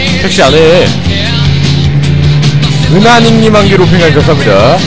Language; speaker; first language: Korean; native; Korean